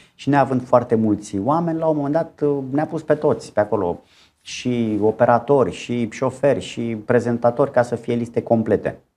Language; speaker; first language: Romanian; native; Romanian